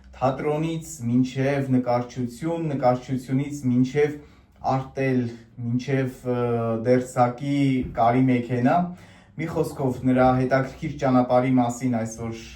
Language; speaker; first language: Armenian; native; Armenian